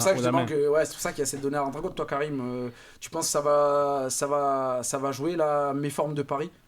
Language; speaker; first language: French; native; French